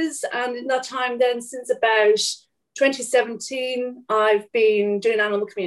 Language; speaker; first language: English; native; English